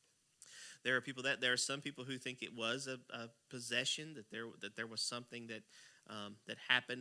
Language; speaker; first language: English; native; English